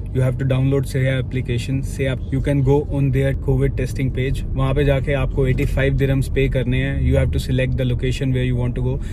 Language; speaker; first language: Hindi; native; Hindi